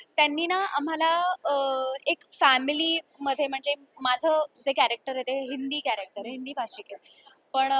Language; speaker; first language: Marathi; native; Marathi